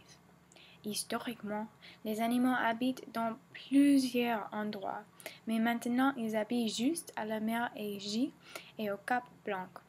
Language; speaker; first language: French; non-native, learner; English